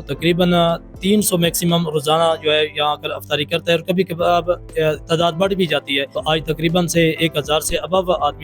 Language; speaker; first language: Urdu; native; Urdu